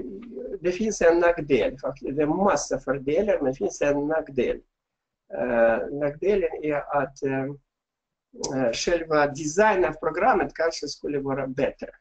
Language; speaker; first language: Swedish; non-native, fluent; Russian